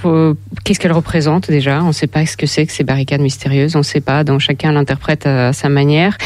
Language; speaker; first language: French; non-native, fluent; Russian